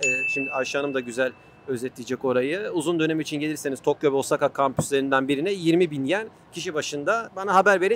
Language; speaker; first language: Turkish; native; Turkish